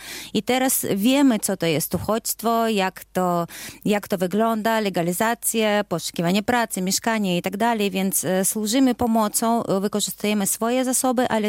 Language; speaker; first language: Polish; non-native, fluent; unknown